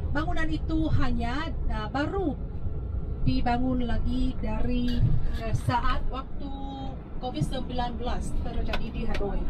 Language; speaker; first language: Indonesian; non-native, fluent; Vietnamese